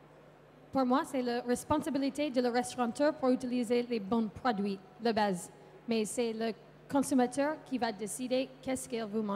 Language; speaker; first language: French; non-native, fluent; English